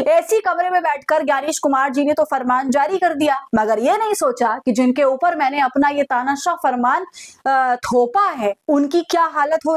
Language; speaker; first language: Hindi; native; Hindi